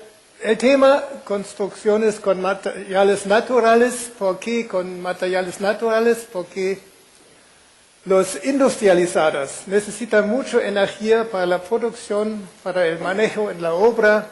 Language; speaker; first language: Spanish; non-native, fluent; German